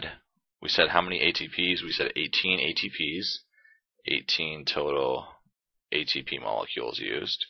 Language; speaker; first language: English; native; English